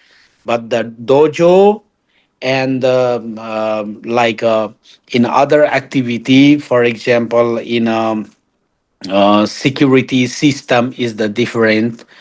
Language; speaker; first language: English; non-native, learner; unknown